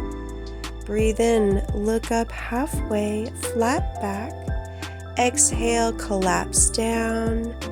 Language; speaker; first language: English; native; English